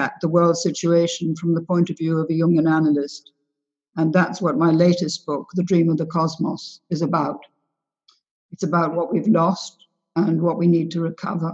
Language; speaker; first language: English; native; English